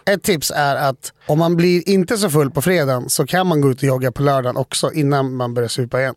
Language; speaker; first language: Swedish; native; Swedish